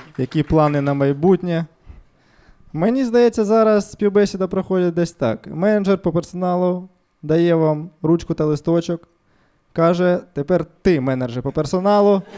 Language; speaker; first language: Ukrainian; non-native, local second language; Russian